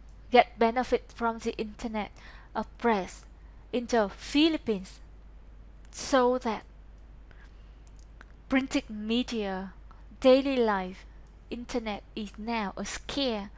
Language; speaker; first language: English; non-native, learner; Vietnamese